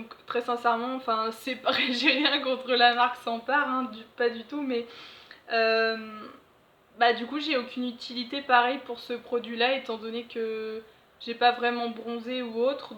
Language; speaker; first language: French; native; French